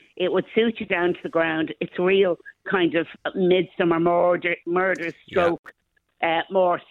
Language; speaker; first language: English; native; English